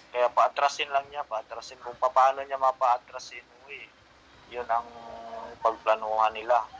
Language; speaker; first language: Filipino; non-native, local second language; Cebuano